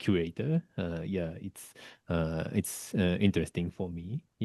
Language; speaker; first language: English; non-native, learner; Japanese